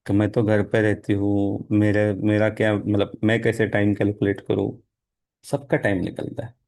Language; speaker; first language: Hindi; non-native, local second language; Marathi